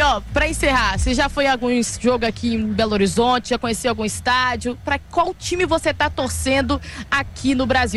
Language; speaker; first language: Portuguese; native; Portuguese